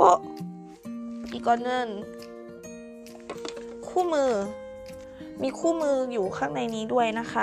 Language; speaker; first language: Korean; non-native, fluent; Thai